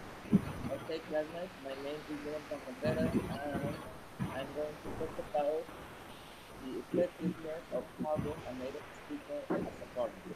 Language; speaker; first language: English; non-native, fluent; Spanish